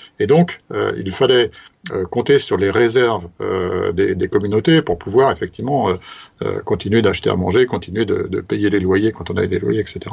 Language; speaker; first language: French; native; French